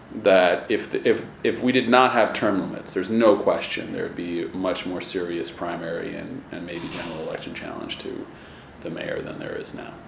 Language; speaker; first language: English; native; English